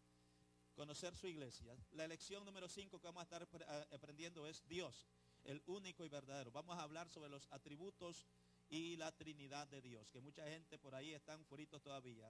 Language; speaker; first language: Spanish; native; Spanish